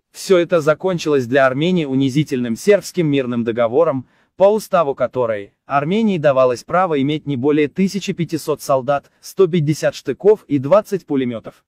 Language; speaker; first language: Russian; non-native, local second language; Azerbaijani